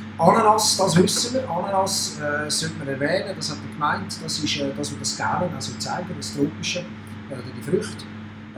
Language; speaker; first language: German; native; German